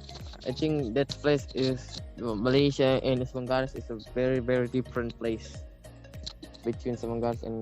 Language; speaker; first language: English; non-native, learner; Indonesian